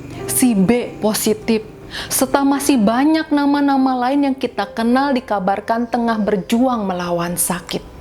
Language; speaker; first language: Indonesian; native; Indonesian